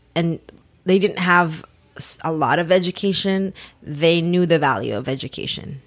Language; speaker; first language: English; early bilingual, other home language; Spanish